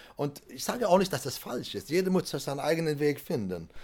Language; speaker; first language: German; non-native, fluent; Swedish